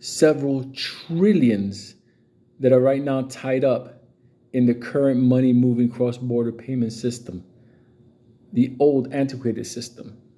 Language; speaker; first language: English; native; English